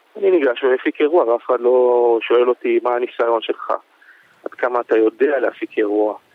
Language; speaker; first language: Hebrew; native; Hebrew